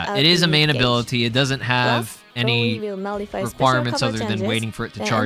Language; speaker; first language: English; native; English